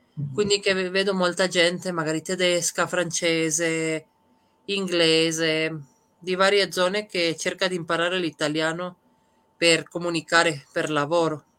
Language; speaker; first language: Italian; early bilingual, other home language; Serbian